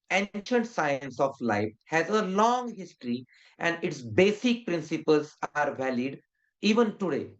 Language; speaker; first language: English; non-native, local second language; Hindi